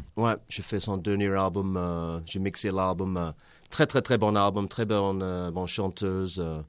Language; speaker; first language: French; non-native, fluent; English